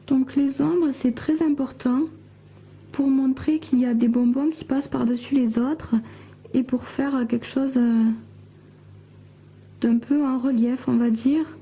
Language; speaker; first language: French; native; French